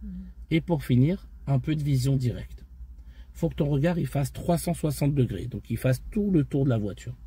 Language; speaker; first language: French; native; French